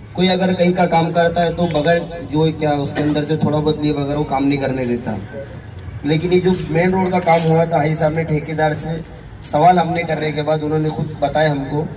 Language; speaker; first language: Hindi; native; Hindi